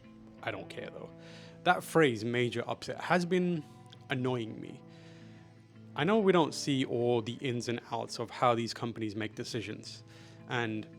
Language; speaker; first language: English; native; English